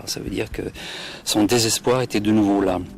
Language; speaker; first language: French; native; French